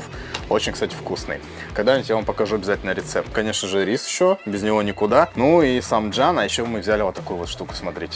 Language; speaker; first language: Russian; native; Russian